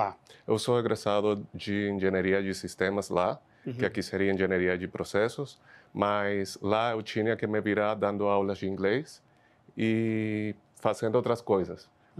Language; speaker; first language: Portuguese; non-native, fluent; Spanish